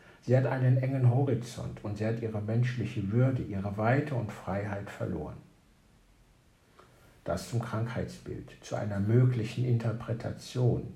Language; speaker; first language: German; native; German